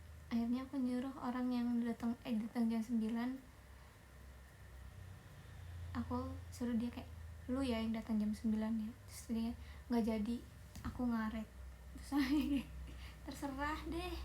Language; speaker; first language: Indonesian; native; Indonesian